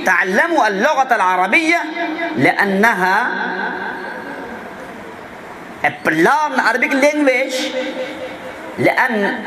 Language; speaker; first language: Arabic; non-native, fluent; Urdu